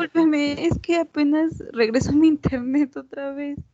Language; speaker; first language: Spanish; native; Spanish